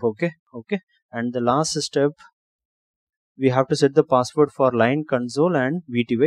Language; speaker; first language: English; non-native, local second language; Tamil